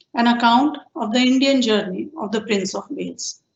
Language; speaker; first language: English; non-native, local second language; Marathi